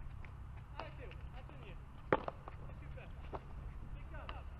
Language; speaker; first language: French; native; French